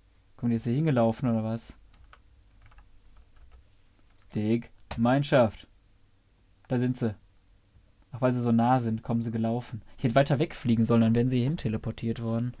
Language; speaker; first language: German; native; German